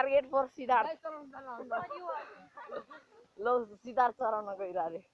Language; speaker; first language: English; non-native, learner; Nepali